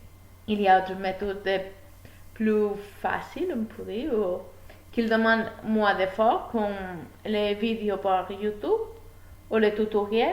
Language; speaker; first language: French; non-native, learner; Spanish